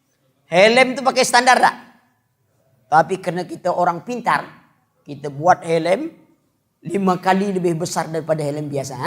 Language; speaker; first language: Malay; native; Malay